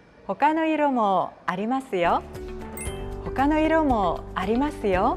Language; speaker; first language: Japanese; non-native, learner; Korean